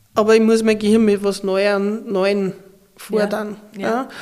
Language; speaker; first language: German; native; German